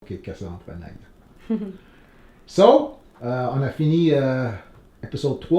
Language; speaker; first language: French; non-native, learner; English